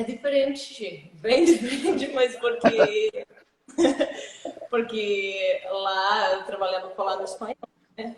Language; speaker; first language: Portuguese; non-native, fluent; Spanish